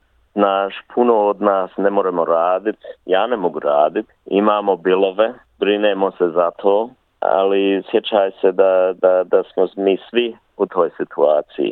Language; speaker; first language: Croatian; early bilingual, heritage; Bosnian